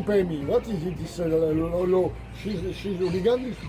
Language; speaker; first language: English; non-native, learner; French